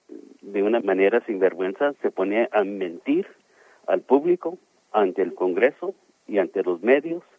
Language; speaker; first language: Spanish; early bilingual, heritage; Spanish